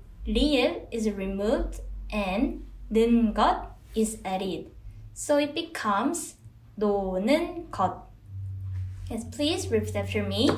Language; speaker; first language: English; non-native, fluent; Korean